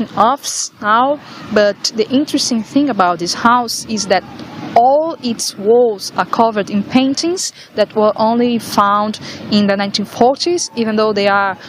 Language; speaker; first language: English; non-native, fluent; Portuguese